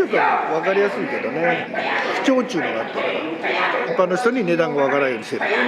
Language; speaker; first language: Japanese; native; Japanese